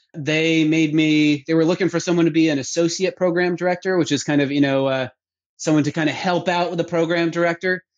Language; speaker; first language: English; native; English